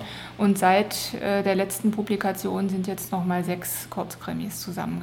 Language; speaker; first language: German; native; German